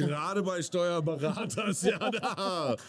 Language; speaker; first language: German; native; German